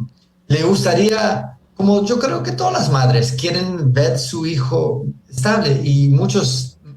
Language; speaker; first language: Spanish; early bilingual, heritage; Spanish